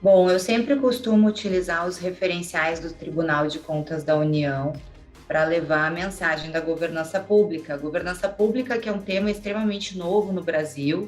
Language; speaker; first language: Portuguese; native; Portuguese